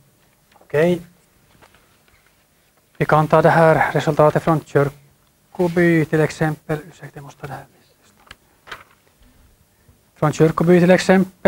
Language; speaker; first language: Swedish; native; Swedish